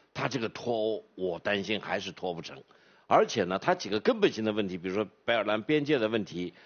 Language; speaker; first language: Chinese; native; Chinese